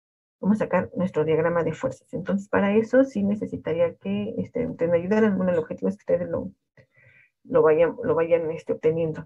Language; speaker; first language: Spanish; native; Spanish